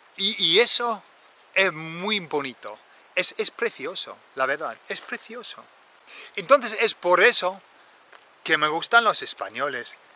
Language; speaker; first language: Spanish; non-native, fluent; English